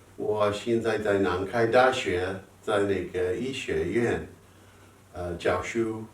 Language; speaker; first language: Chinese; non-native, learner; English